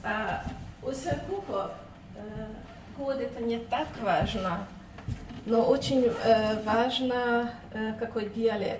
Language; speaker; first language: Russian; non-native, fluent; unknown